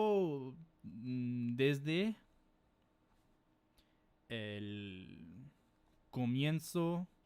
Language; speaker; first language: Spanish; non-native, fluent; English